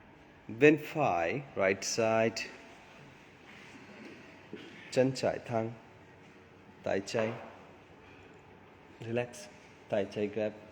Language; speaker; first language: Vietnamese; non-native, learner; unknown